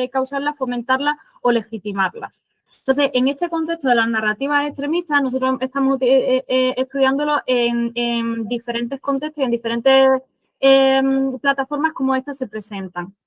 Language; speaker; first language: Spanish; native; Spanish